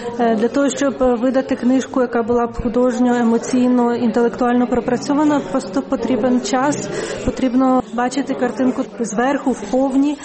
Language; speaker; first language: Ukrainian; native; Ukrainian